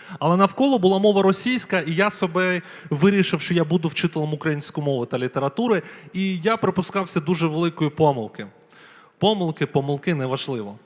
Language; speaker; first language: Ukrainian; non-native, local second language; Russian